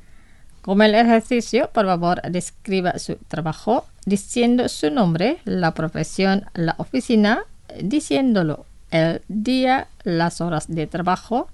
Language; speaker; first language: Spanish; non-native, fluent; Indonesian